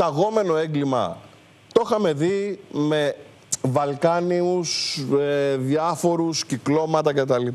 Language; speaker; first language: Greek; native; Greek